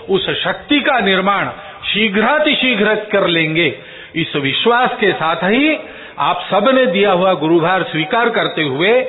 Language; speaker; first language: Hindi; non-native, local second language; Marathi